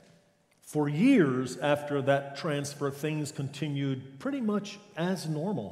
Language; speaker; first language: English; native; English